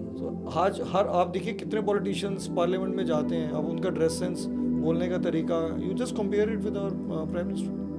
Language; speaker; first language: Hindi; native; Hindi